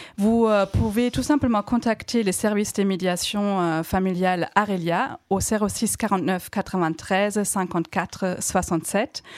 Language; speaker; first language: French; non-native, fluent; German